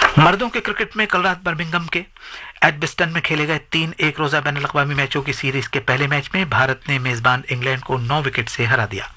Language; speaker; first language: Urdu; native; Urdu